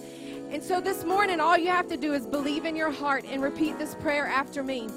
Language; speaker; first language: English; native; English